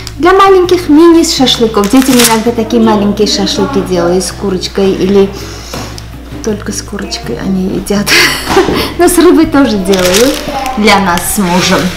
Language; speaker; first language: Russian; non-native, local second language; Armenian